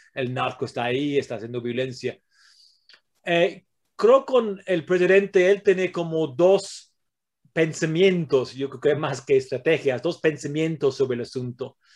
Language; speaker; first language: Spanish; non-native, fluent; English